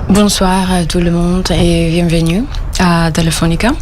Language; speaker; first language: French; non-native, fluent; Spanish